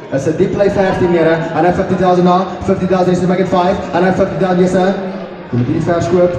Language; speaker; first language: English; non-native, local second language; Afrikaans